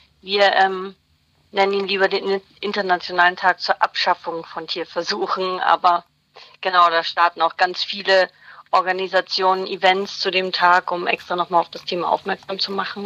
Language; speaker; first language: German; native; German